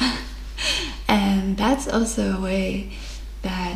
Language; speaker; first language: English; non-native, fluent; Spanish